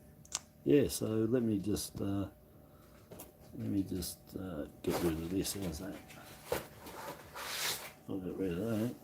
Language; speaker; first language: English; native; English